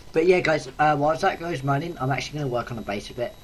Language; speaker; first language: English; native; English